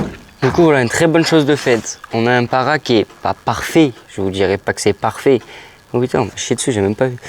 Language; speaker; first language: French; native; French